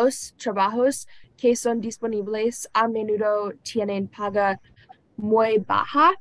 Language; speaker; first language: Spanish; non-native, learner; English